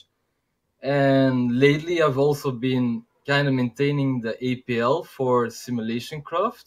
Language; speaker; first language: English; non-native, fluent; Dutch